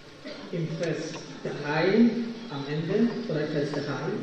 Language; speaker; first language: German; non-native, fluent; Polish